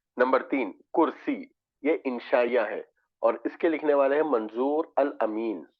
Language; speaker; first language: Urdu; native; Urdu